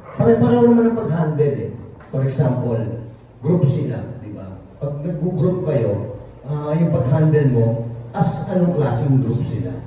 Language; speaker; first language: Filipino; native; Filipino